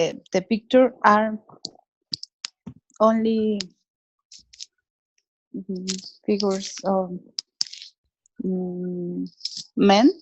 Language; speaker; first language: English; non-native, learner; Spanish